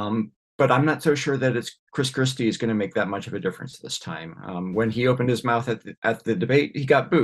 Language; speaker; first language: English; native; English